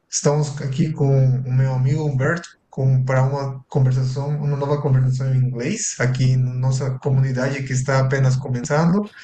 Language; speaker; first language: Portuguese; non-native, fluent; Spanish